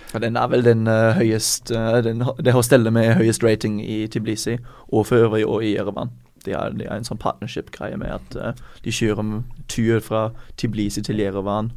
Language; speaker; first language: Norwegian; non-native, fluent; German